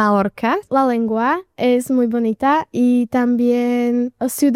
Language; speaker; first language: Spanish; non-native, learner; Slovak